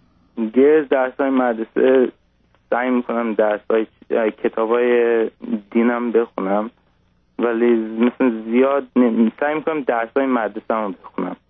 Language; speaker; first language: Persian; early bilingual, heritage; Persian